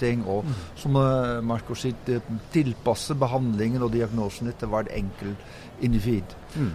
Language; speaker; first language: Norwegian; non-native, fluent; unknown